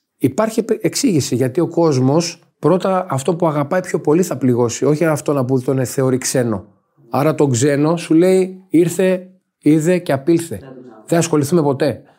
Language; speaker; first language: Greek; native; Greek